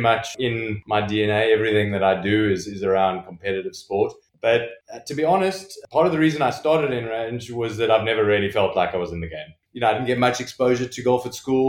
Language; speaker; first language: English; native; English